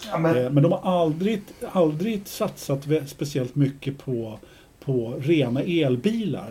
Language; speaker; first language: Swedish; native; Swedish